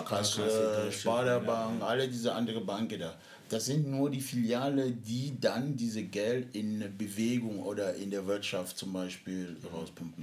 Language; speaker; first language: German; non-native, fluent; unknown